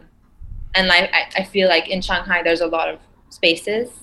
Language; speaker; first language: English; non-native, local second language; Malay